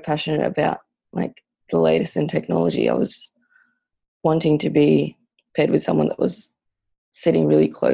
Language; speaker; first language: English; non-native, local second language; Filipino